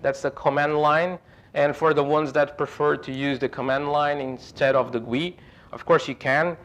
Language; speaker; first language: English; non-native, fluent; Portuguese